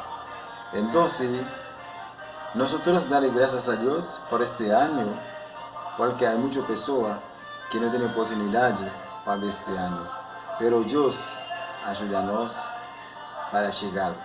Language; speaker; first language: Spanish; non-native, learner; Haitian Creole